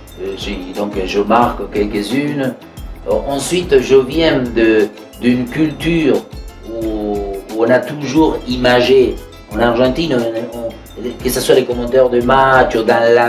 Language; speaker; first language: French; non-native, fluent; Spanish